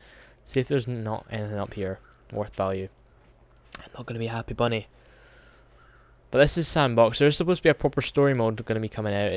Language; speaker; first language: English; native; English